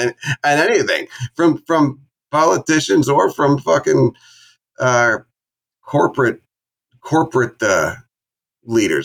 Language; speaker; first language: English; native; English